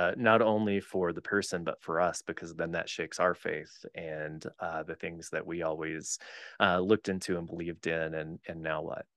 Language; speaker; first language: English; native; English